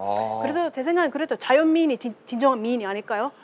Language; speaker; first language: Korean; non-native, fluent; Finnish